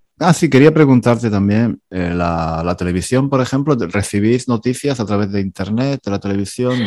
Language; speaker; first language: Spanish; native; Spanish